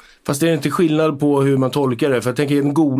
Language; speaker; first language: Swedish; native; Swedish